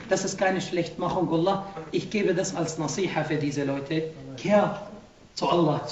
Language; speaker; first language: German; non-native, fluent; Arabic